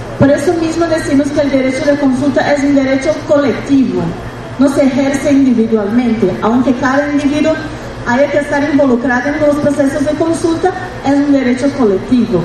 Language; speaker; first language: Spanish; non-native, fluent; Portuguese